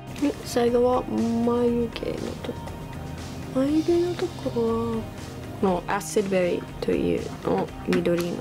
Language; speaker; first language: Japanese; non-native, learner; English